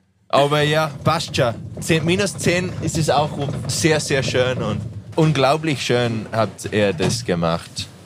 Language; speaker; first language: German; non-native, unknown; English